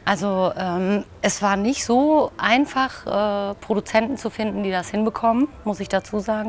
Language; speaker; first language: German; native; German